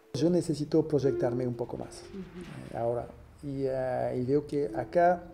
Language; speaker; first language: Spanish; non-native, fluent; French